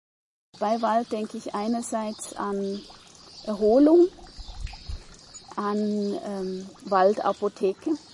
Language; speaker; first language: German; native; German